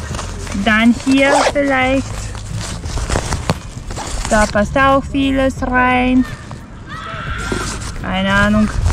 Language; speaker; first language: German; non-native, fluent; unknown